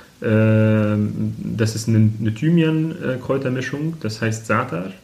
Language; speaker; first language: German; non-native, fluent; Arabic